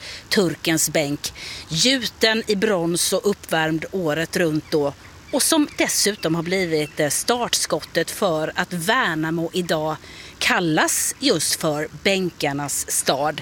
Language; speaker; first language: Swedish; native; Swedish